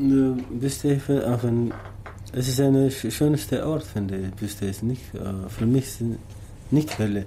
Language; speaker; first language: German; non-native, learner; Tamasheq